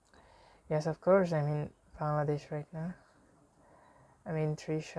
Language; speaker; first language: English; non-native, fluent; Bangla